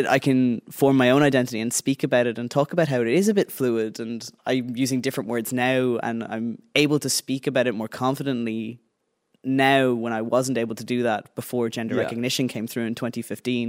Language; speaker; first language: English; native; English